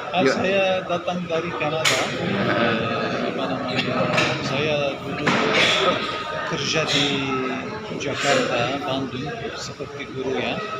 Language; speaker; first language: Indonesian; non-native, learner; English